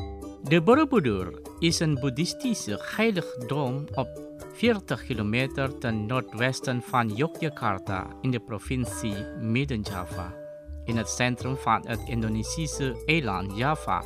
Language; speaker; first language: Dutch; non-native, fluent; Indonesian